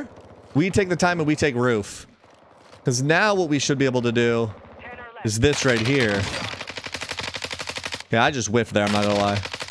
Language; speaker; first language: English; native; English